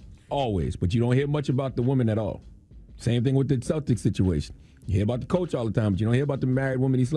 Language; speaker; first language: English; native; English